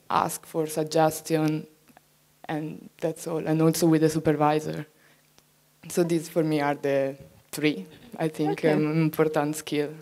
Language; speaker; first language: English; non-native, fluent; Italian